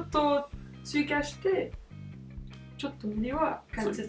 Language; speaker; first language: Japanese; non-native, learner; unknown